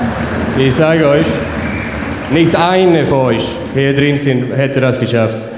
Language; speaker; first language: German; non-native, fluent; Swedish